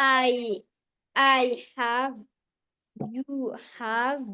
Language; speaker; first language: English; non-native, learner; French